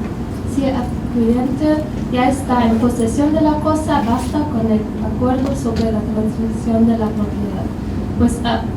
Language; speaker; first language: Spanish; non-native, fluent; German